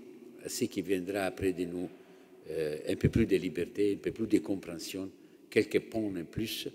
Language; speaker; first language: French; non-native, fluent; Italian